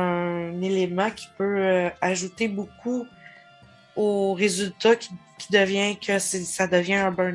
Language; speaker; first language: French; native; French